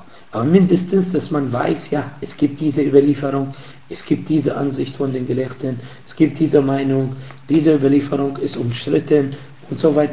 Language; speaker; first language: German; non-native, fluent; Arabic